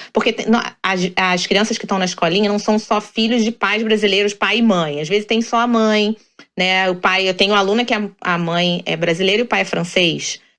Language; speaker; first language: Portuguese; native; Portuguese